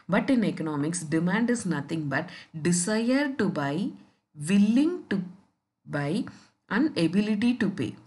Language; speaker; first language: English; non-native, local second language; Tamil